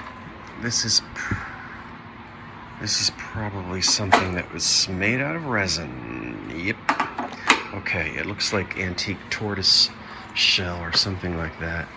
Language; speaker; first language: English; native; English